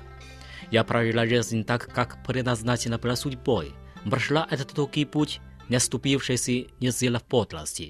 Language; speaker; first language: Russian; non-native, fluent; Chinese